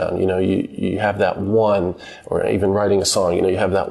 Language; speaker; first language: English; native; English